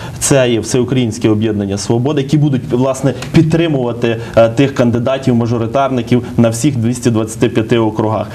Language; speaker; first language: Ukrainian; native; Ukrainian